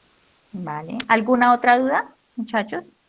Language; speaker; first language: Spanish; native; Spanish